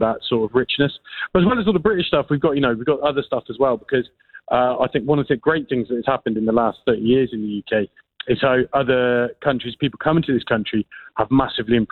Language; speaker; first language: English; native; English